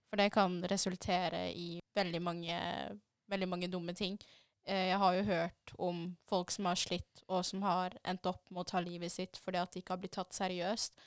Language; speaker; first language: Norwegian; early bilingual, other home language; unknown